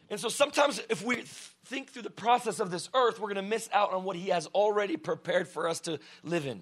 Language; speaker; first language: English; early bilingual, other home language; Russian